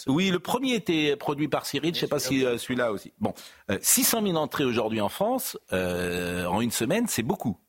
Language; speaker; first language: French; native; French